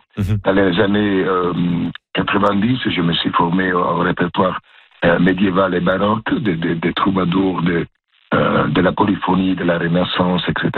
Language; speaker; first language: French; non-native, fluent; Italian